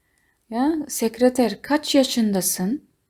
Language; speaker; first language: Turkish; non-native, fluent; Kazakh